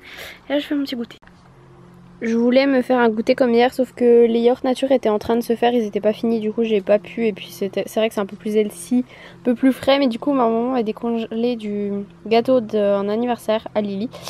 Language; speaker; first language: French; native; French